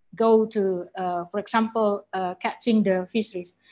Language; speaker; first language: English; non-native, fluent; Indonesian